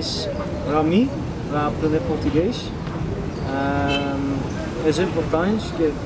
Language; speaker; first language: Portuguese; non-native, learner; Dutch